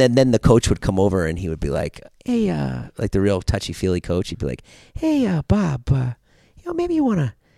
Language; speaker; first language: English; native; English